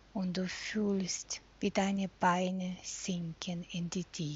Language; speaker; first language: German; non-native, fluent; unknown